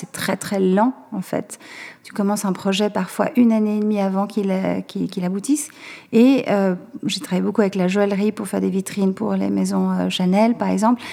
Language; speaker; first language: French; native; French